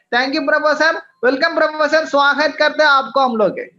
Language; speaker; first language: Hindi; non-native, local second language; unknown